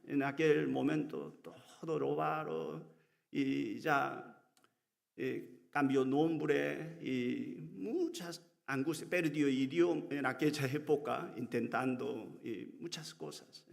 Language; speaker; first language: Spanish; non-native, learner; Korean